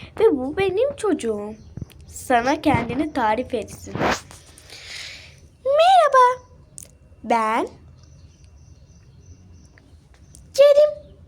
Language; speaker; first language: Turkish; early bilingual, other home language; Arabic